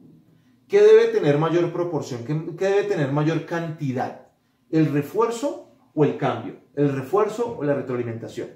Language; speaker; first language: Spanish; native; Spanish